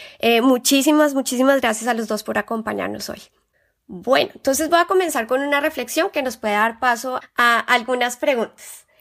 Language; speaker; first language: Spanish; native; Spanish